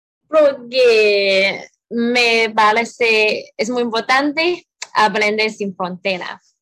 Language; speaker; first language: Spanish; non-native, learner; Cantonese